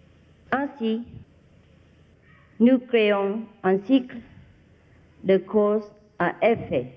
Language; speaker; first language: French; non-native, fluent; Vietnamese